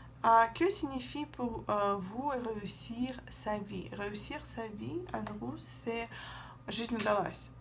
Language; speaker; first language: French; non-native, fluent; Russian